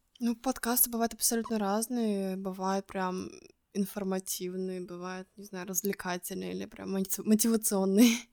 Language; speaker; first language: Russian; native; Russian